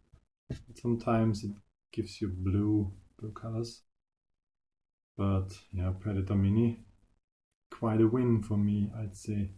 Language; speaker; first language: English; non-native, fluent; German